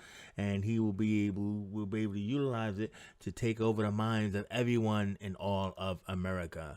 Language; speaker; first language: English; native; English